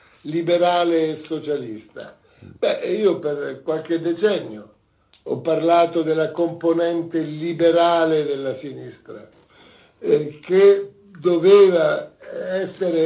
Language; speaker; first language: Italian; native; Italian